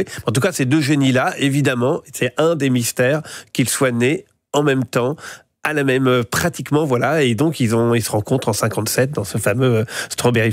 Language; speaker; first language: French; native; French